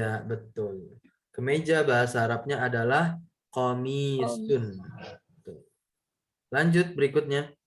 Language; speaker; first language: Indonesian; native; Indonesian